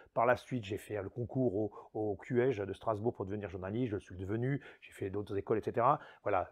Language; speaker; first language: French; native; French